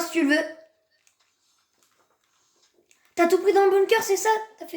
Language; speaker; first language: French; native; French